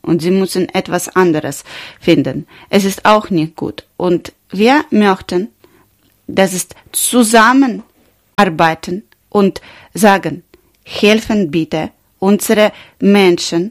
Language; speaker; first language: German; non-native, learner; Ukrainian